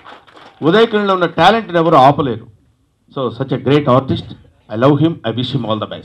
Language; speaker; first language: Telugu; native; Telugu